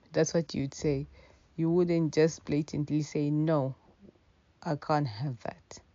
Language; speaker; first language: English; non-native, local second language; Shona